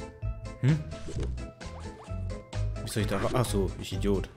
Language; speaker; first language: German; native; German